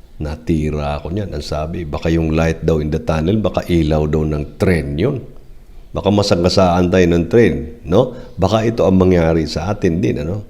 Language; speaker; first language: Filipino; non-native, local second language; Cebuano